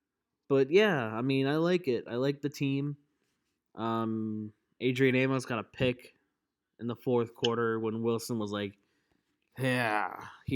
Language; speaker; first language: English; native; English